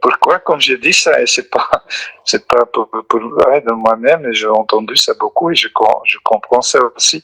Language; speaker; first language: French; non-native, local second language; Dutch